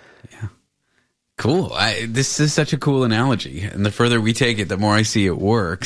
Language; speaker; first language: English; native; English